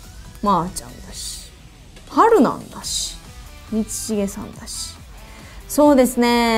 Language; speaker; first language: Japanese; native; Japanese